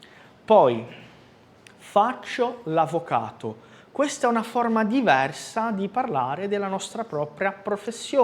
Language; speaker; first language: Italian; non-native, fluent; Portuguese